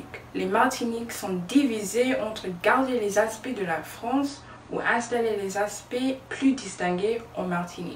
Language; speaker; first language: French; non-native, learner; English